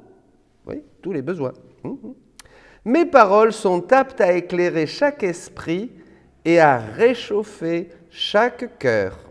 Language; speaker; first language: French; native; French